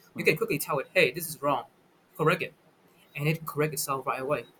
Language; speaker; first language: English; non-native, fluent; Vietnamese